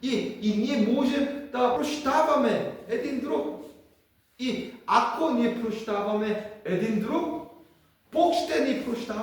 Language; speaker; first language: Bulgarian; non-native, learner; Korean